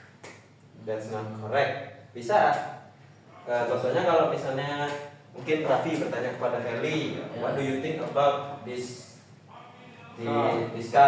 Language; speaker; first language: English; non-native, fluent; Indonesian